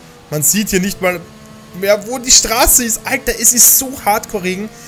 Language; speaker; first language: German; native; German